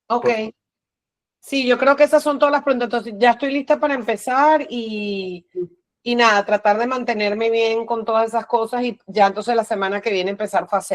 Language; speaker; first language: Spanish; native; Spanish